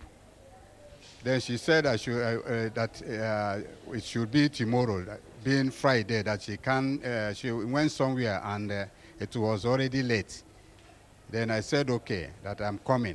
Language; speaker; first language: English; non-native, local second language; Igbo